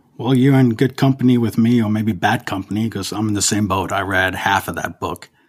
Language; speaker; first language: English; early bilingual, other home language; German